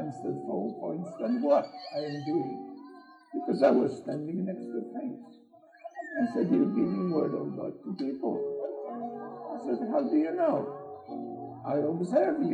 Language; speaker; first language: English; non-native, fluent; Polish